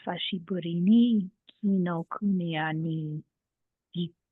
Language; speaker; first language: Japanese; non-native, learner; English